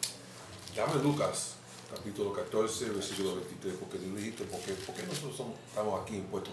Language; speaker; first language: Spanish; non-native, fluent; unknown